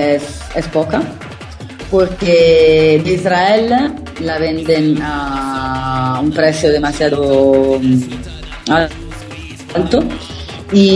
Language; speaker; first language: Spanish; non-native, fluent; Italian